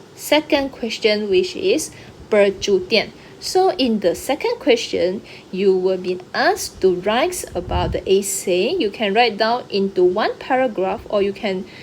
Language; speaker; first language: English; non-native, local second language; Malay